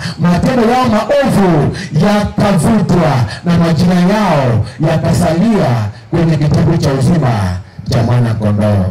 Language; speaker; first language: Swahili; non-native, local second language; Gusii